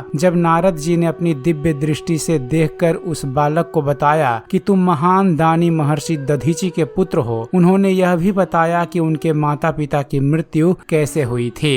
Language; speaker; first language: Hindi; native; Hindi